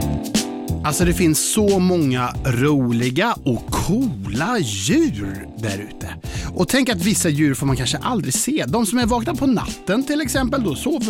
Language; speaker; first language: Swedish; native; Swedish